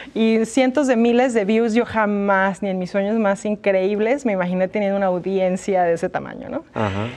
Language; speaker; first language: Spanish; native; Spanish